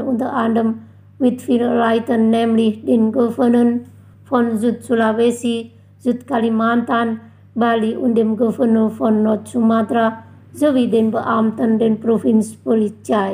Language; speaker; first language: German; non-native, fluent; Indonesian